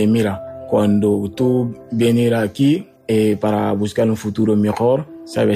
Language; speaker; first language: Spanish; non-native, learner; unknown